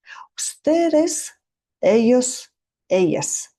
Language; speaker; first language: Spanish; non-native, fluent; Mongolian